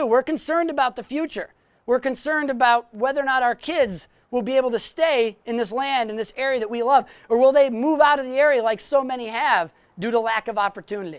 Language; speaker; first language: English; native; English